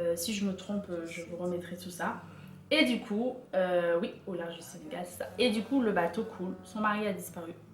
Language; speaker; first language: French; native; French